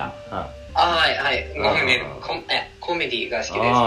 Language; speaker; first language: Japanese; non-native, learner; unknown